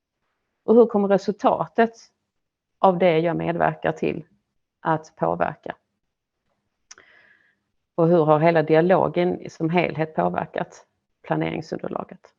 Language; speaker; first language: Swedish; native; Swedish